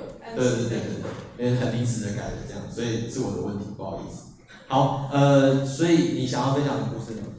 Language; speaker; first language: Chinese; native; Chinese